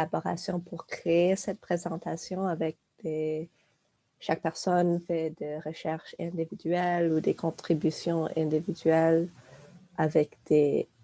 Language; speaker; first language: French; non-native, local second language; English